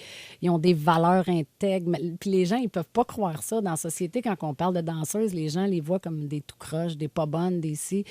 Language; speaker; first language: French; native; French